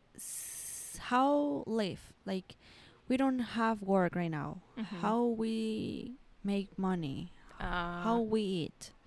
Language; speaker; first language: English; non-native, learner; Spanish